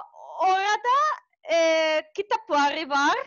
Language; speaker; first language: Turkish; non-native, learner; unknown